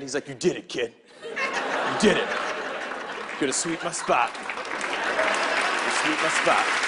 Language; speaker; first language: English; native; English